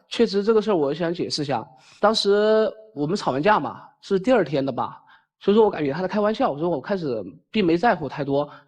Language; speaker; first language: Chinese; native; Chinese